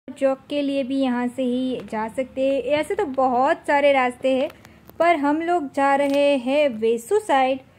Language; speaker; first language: Hindi; non-native, local second language; Gujarati